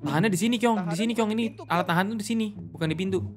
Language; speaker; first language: Indonesian; native; Indonesian